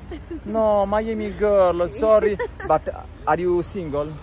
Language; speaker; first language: English; non-native, learner; Italian